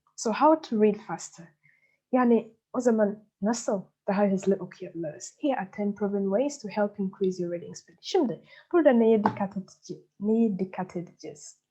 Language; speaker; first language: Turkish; non-native, learner; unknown